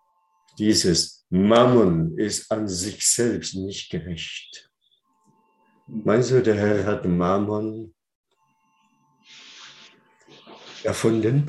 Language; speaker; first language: German; non-native, fluent; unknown